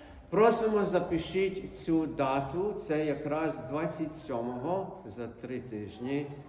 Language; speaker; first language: Ukrainian; early bilingual, heritage; Ukrainian